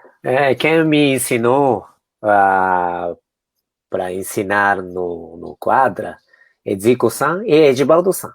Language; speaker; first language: Portuguese; non-native, fluent; Japanese